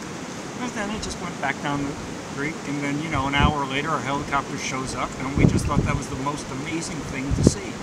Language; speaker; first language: English; native; English